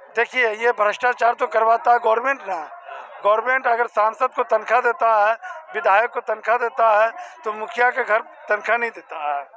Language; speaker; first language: Hindi; native; Hindi